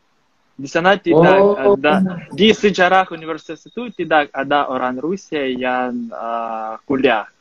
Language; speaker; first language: Indonesian; non-native, fluent; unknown